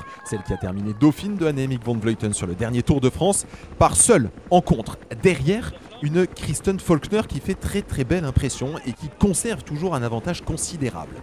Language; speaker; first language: French; native; French